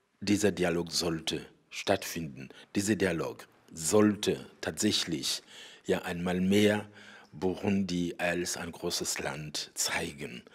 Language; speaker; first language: German; non-native, fluent; Rundi